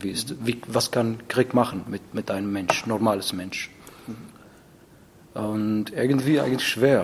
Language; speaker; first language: German; non-native, learner; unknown